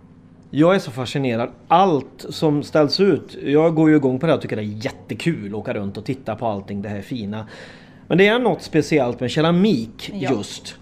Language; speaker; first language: Swedish; native; Swedish